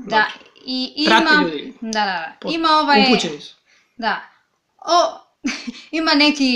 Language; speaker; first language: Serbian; non-native, learner; English